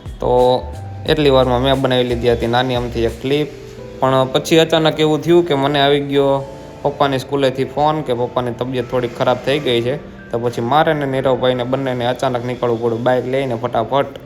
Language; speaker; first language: Gujarati; native; Gujarati